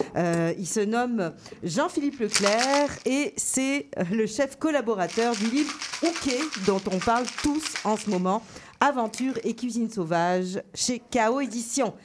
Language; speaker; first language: French; native; French